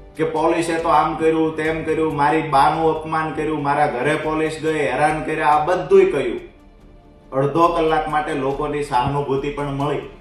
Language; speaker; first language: Gujarati; native; Gujarati